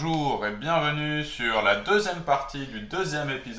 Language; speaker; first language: French; native; French